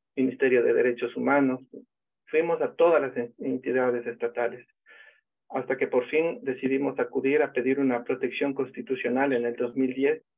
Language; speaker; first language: Spanish; native; Spanish